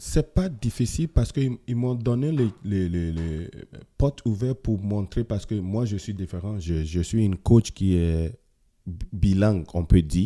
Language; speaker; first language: French; non-native, fluent; Ewe